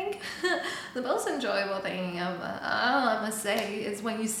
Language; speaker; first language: English; non-native, fluent; Chinese